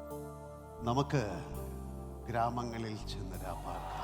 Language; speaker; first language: Malayalam; native; Malayalam